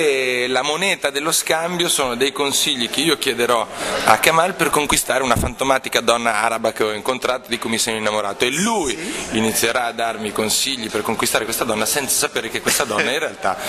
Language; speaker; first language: Italian; native; Italian